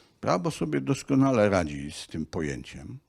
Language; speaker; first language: Polish; native; Polish